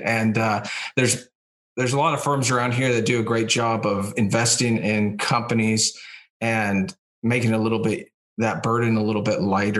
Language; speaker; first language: English; native; English